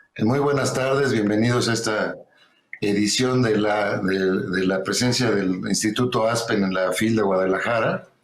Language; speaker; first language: Spanish; native; Spanish